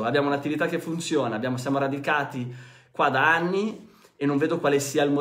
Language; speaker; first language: Italian; native; Italian